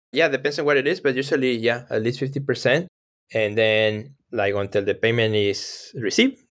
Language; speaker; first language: English; non-native, fluent; Spanish